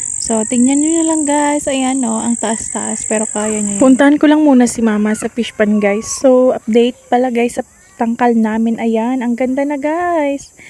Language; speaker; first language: Filipino; non-native, local second language; Bikol